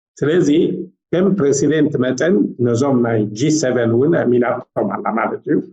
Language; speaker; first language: Tigrinya; native; Tigrinya